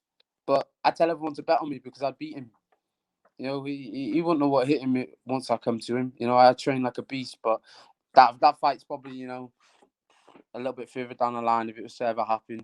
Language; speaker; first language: English; native; English